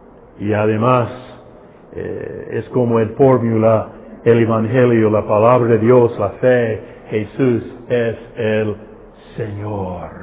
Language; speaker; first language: Spanish; non-native, fluent; English